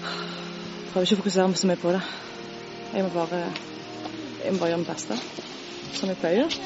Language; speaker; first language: Norwegian; native; Norwegian